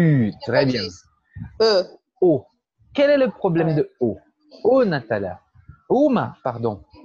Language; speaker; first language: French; non-native, fluent; Portuguese